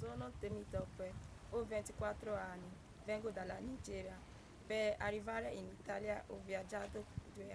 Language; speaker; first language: Italian; non-native, learner; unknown